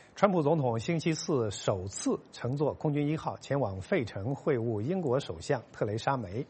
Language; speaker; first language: Chinese; native; Chinese